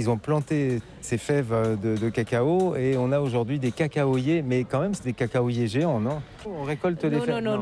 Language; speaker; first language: French; native; French